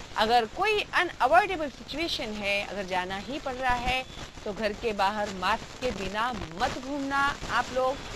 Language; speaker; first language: Hindi; non-native, local second language; Marathi